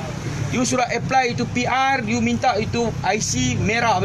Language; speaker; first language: Malay; native; Malay